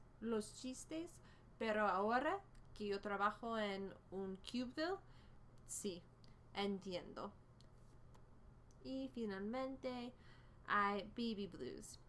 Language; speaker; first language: Spanish; non-native, fluent; English